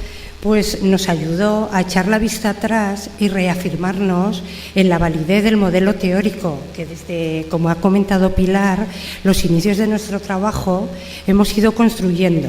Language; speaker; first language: Spanish; native; Spanish